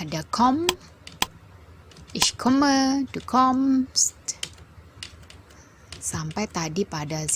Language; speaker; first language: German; non-native, fluent; Indonesian